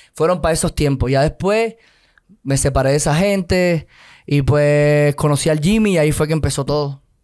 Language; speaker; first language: Spanish; native; Spanish